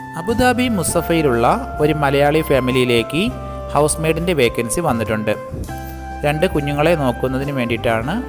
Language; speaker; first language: Malayalam; native; Malayalam